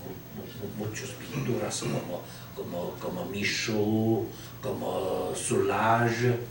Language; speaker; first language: Spanish; non-native, learner; Chinese